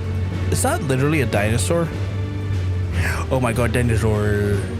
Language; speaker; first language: English; native; English